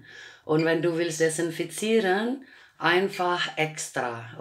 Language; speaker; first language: German; non-native, learner; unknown